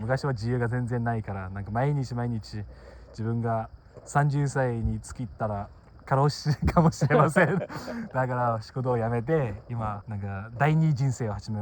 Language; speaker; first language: Japanese; non-native, learner; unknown